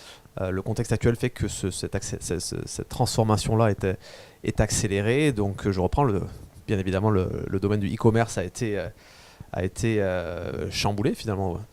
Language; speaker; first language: French; native; French